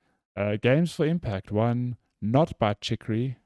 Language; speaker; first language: English; native; English